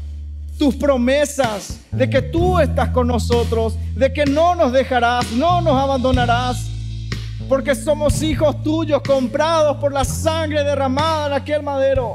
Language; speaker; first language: Spanish; native; Spanish